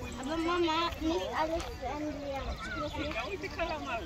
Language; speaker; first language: German; early bilingual, other home language; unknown